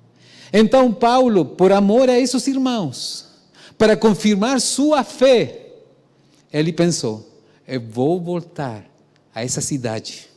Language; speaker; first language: Portuguese; non-native, fluent; Spanish